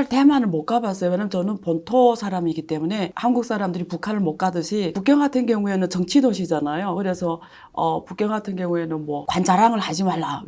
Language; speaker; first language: Korean; native; Korean